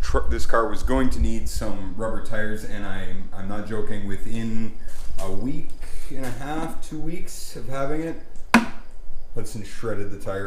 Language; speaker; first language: English; native; English